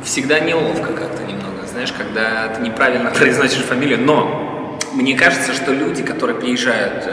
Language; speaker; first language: Russian; native; Russian